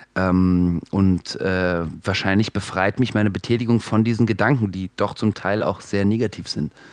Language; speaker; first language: German; early bilingual, other home language; Russian